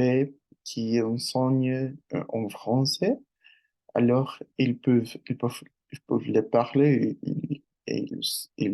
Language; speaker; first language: French; non-native, learner; Spanish